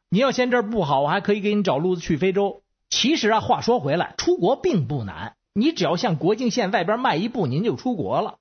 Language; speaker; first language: Chinese; native; Chinese